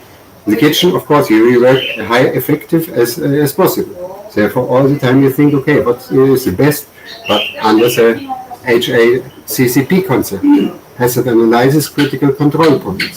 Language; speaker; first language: English; non-native, learner; German